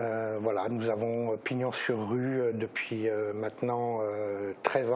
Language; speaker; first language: French; native; French